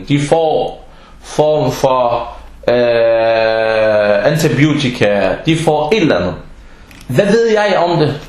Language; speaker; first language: Danish; non-native, fluent; Arabic